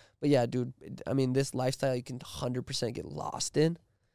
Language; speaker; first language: English; native; English